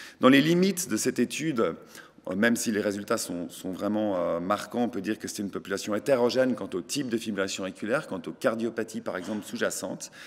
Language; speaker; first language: French; native; French